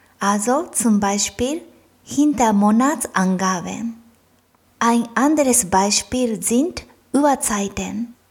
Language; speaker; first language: German; non-native, fluent; Japanese